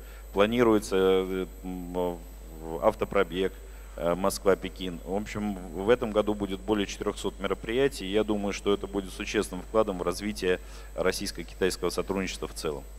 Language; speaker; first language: Russian; native; Russian